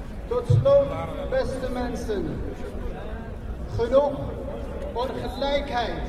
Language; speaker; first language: Dutch; non-native, fluent; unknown